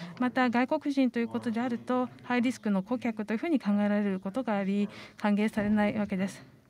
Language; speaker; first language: Japanese; non-native, fluent; Estonian